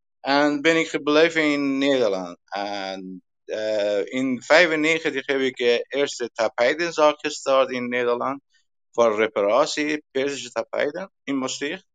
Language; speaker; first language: Dutch; non-native, learner; Persian